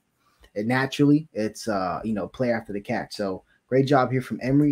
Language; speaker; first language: English; native; English